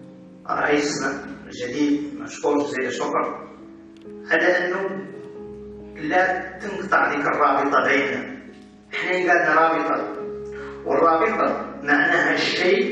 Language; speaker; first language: Arabic; native; Arabic